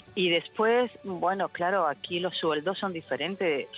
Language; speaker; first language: Spanish; native; Spanish